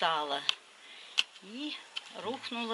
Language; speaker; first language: Russian; native; Russian